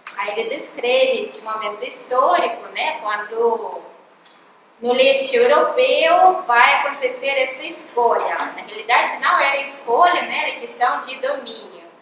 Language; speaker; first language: Portuguese; non-native, fluent; Russian